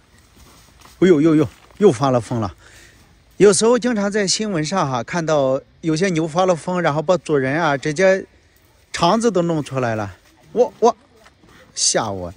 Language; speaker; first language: Chinese; native; Chinese